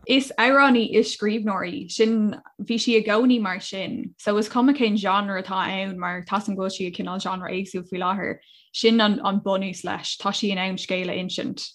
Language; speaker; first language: Irish; non-native, local second language; English